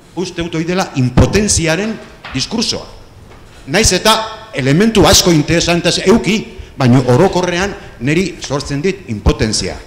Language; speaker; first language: Basque; non-native, local second language; Spanish